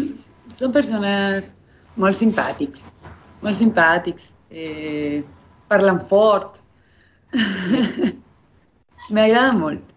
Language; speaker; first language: Catalan; non-native, learner; Spanish